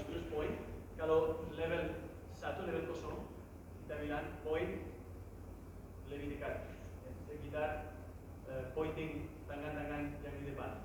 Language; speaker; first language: Indonesian; non-native, learner; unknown